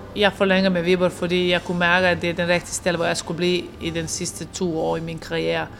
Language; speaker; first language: Danish; non-native, fluent; Serbian